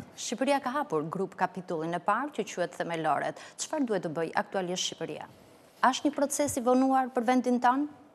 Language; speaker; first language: Albanian; native; Albanian